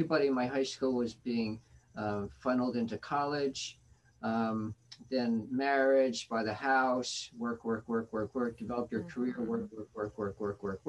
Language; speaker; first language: English; native; English